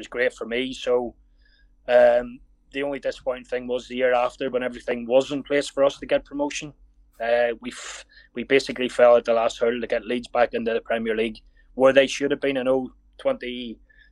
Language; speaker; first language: English; native; English